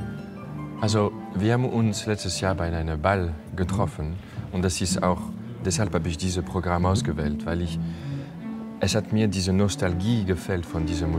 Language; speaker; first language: German; non-native, fluent; French